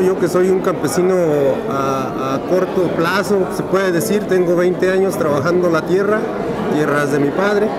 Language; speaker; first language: Spanish; native; Spanish